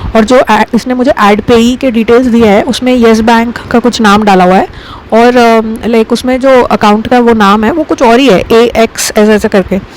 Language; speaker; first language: Hindi; native; Hindi